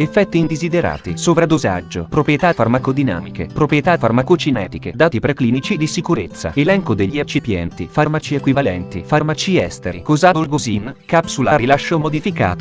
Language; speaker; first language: Italian; native; Italian